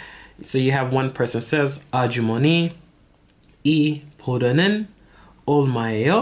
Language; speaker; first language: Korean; non-native, learner; English